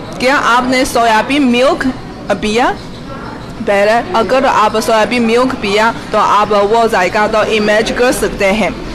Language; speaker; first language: Urdu; non-native, fluent; Chinese